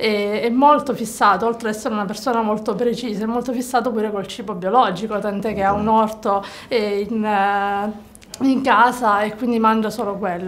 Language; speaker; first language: Italian; native; Italian